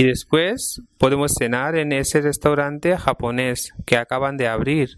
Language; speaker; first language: Spanish; non-native, fluent; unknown